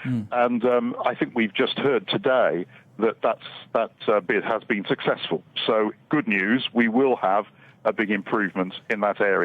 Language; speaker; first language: English; native; English